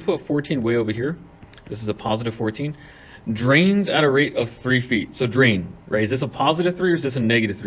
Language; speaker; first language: English; native; English